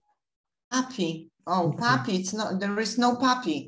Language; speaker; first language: English; non-native, fluent; Polish